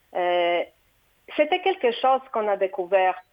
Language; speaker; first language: French; non-native, fluent; Portuguese